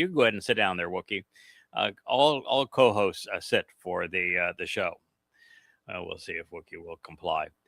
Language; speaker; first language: English; native; English